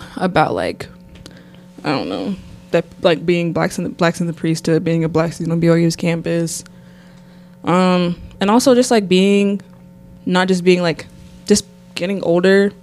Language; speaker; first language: English; native; English